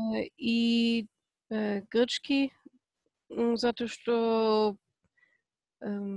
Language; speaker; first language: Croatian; non-native, learner; Polish